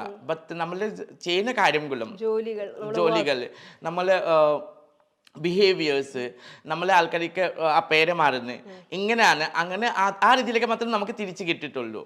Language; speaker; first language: Malayalam; non-native, local second language; Assamese